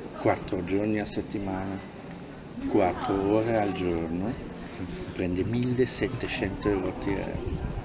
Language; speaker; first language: Italian; non-native, fluent; German